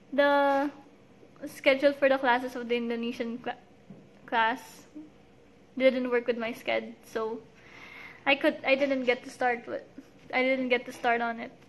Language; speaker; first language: English; non-native, local second language; Filipino